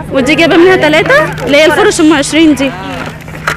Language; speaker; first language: Arabic; native; Arabic